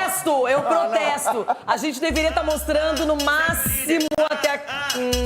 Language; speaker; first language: Portuguese; native; Portuguese